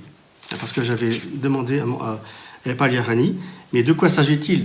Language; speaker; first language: French; native; French